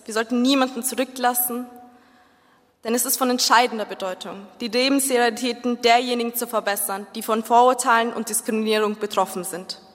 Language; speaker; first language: German; early bilingual, other home language; Zaza